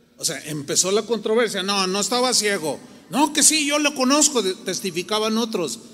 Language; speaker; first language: Spanish; native; Spanish